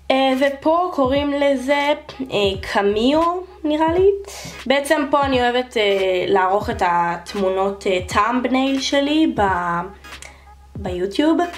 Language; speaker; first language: Hebrew; native; Hebrew